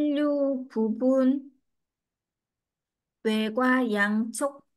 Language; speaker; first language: Korean; non-native, learner; Vietnamese